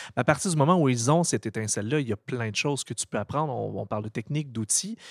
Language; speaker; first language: French; native; French